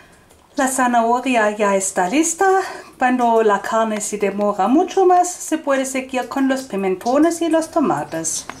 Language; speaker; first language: Spanish; non-native, fluent; German